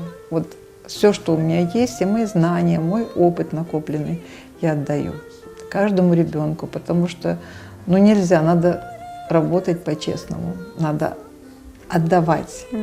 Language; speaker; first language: Russian; native; Russian